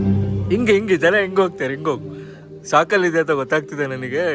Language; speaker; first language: Kannada; native; Kannada